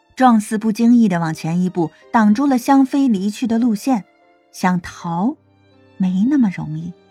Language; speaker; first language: Chinese; native; Chinese